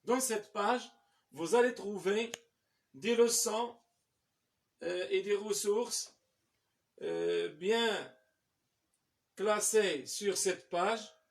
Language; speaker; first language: French; non-native, local second language; Arabic